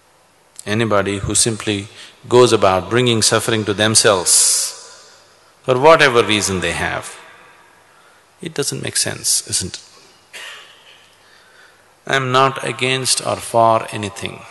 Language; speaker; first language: English; non-native, local second language; Kannada